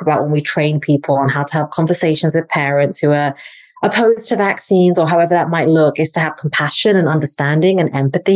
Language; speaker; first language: English; native; English